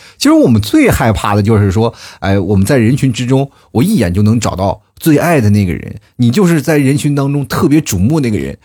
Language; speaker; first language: Chinese; native; Chinese